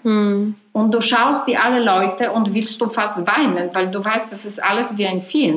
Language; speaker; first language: German; non-native, fluent; Polish